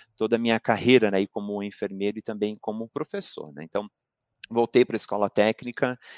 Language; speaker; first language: Portuguese; native; Portuguese